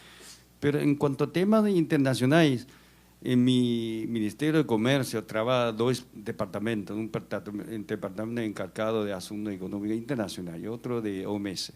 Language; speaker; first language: Portuguese; non-native, learner; Chinese